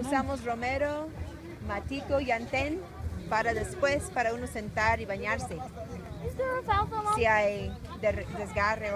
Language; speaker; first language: Spanish; non-native, fluent; English